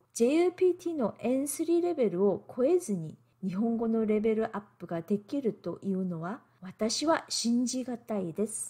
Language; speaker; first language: Japanese; non-native, fluent; Korean